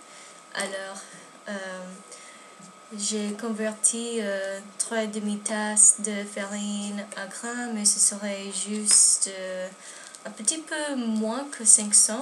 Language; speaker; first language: French; non-native, learner; English